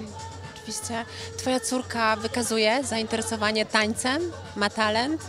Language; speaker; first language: Polish; native; Polish